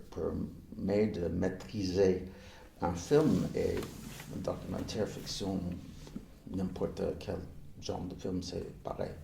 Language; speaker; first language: French; non-native, fluent; English